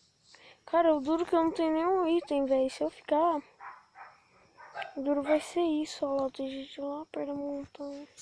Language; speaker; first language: Portuguese; native; Portuguese